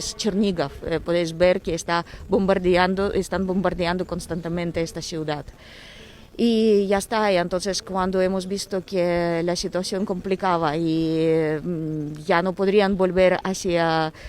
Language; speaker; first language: Spanish; non-native, fluent; Ukrainian